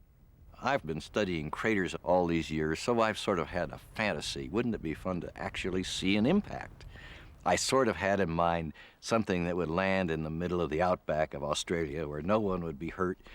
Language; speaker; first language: English; native; English